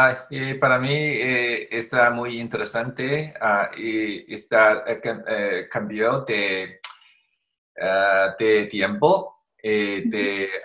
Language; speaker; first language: Spanish; non-native, learner; Chinese